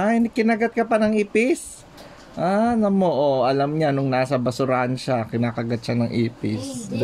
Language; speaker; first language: Filipino; native; Filipino